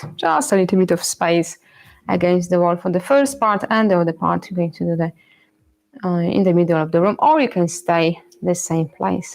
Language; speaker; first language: English; non-native, fluent; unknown